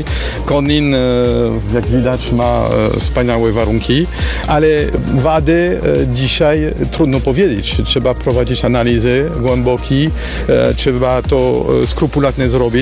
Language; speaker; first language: Polish; non-native, fluent; French